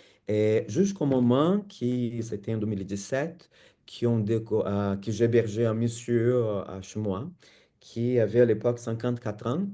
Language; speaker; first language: French; non-native, fluent; Portuguese